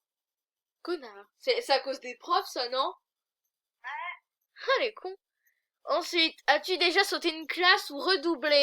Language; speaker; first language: French; native; French